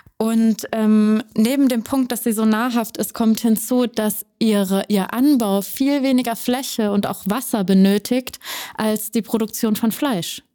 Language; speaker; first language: German; native; German